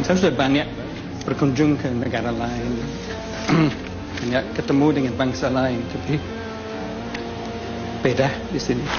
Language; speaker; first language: Indonesian; non-native, fluent; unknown